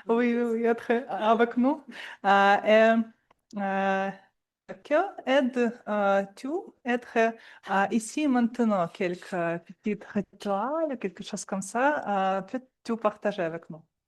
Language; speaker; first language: French; non-native, learner; Russian